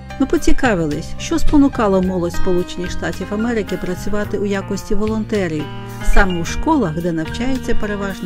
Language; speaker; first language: Ukrainian; native; Ukrainian